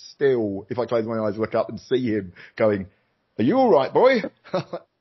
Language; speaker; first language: English; native; English